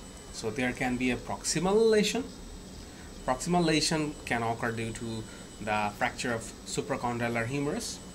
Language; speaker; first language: English; non-native, local second language; Bangla